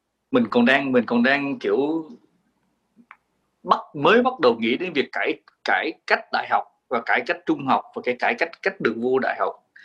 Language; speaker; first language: Vietnamese; native; Vietnamese